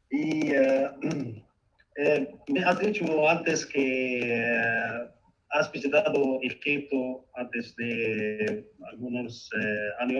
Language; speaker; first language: Spanish; non-native, fluent; Arabic